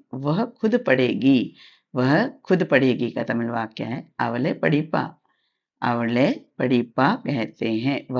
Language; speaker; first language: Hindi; non-native, local second language; Tamil